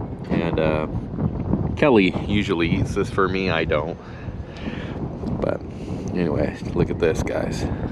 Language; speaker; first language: English; early bilingual, other home language; Spanish